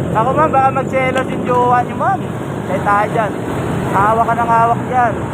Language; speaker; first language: Filipino; non-native, local second language; Cebuano